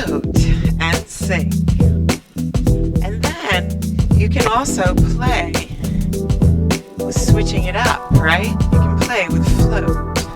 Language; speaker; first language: English; native; English